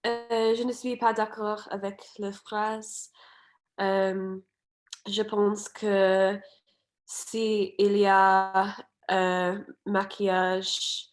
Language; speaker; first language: French; non-native, fluent; English